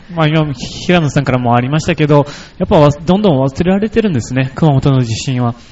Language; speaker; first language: Japanese; early bilingual, other home language; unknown